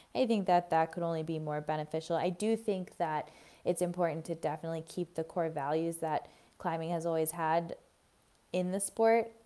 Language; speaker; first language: English; native; English